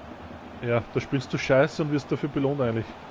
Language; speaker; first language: German; native; German